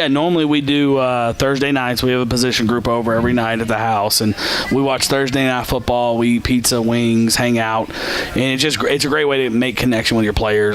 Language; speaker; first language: English; native; English